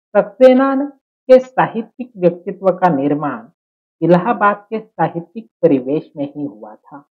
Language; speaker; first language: Hindi; non-native, local second language; Marathi